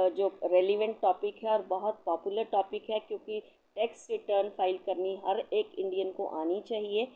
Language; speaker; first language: Hindi; non-native, local second language; Punjabi